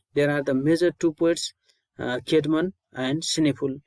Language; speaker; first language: English; non-native, local second language; Nepali